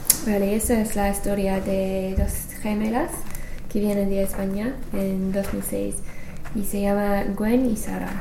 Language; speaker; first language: Spanish; non-native, learner; English